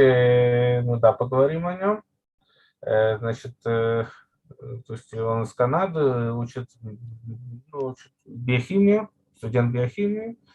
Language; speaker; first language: Russian; native; Russian